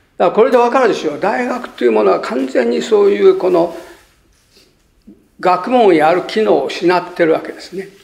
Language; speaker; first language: Japanese; native; Japanese